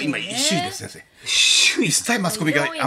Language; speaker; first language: Japanese; native; Japanese